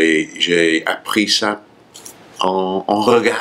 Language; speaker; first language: French; non-native, fluent; English